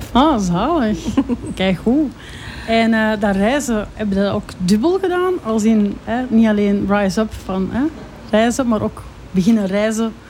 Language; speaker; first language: Dutch; native; Dutch